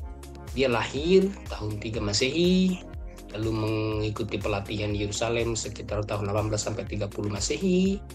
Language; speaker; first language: Indonesian; native; Indonesian